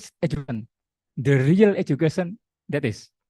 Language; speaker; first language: English; non-native, learner; Indonesian